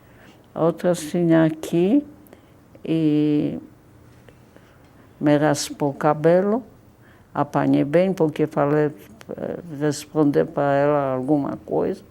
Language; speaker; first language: Portuguese; non-native, fluent; Polish